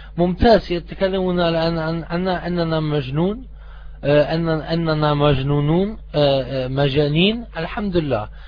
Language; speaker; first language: Arabic; non-native, fluent; German